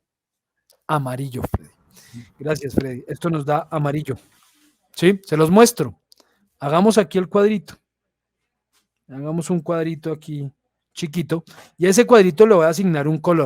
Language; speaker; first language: Spanish; native; Spanish